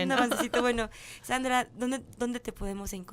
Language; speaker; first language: Spanish; native; Spanish